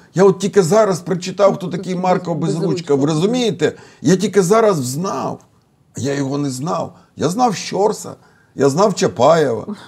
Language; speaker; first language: Ukrainian; native; Ukrainian